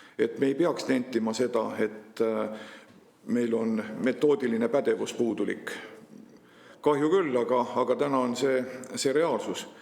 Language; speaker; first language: Estonian; native; Estonian